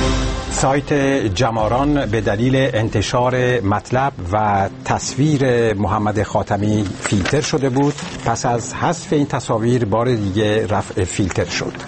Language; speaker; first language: Persian; native; Persian